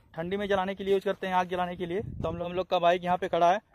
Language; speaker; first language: Hindi; native; Hindi